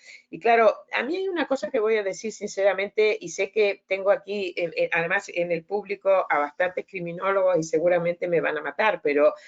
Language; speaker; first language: Spanish; native; Spanish